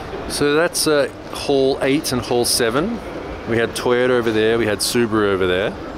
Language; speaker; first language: English; native; English